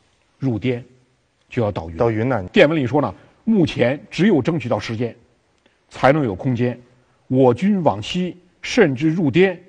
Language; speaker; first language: Chinese; native; Chinese